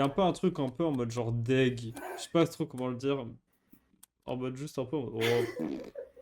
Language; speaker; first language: French; native; French